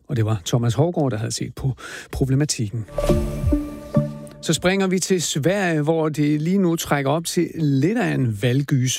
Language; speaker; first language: Danish; native; Danish